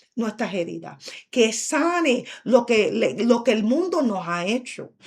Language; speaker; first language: Spanish; early bilingual, heritage; Spanish